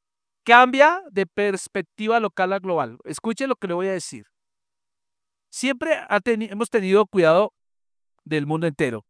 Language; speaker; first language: Spanish; native; Spanish